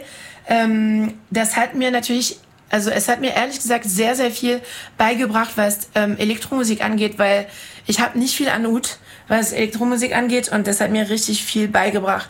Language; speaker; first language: German; non-native, fluent; French